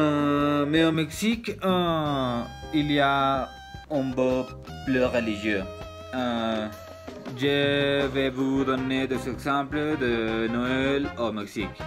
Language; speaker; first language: French; non-native, learner; Spanish